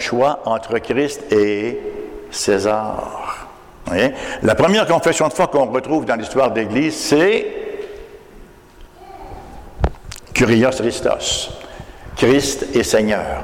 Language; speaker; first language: French; native; French